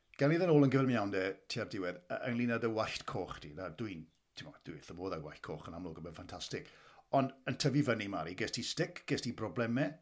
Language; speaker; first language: Welsh; native; Welsh